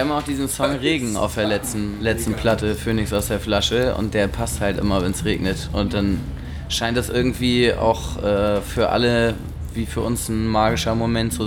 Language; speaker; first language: German; native; German